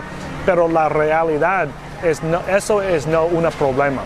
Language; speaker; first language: Spanish; non-native, learner; English